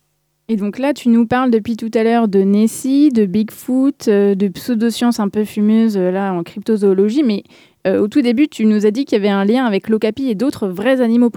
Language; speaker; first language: French; native; French